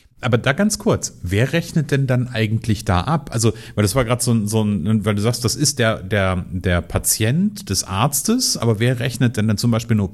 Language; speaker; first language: German; native; German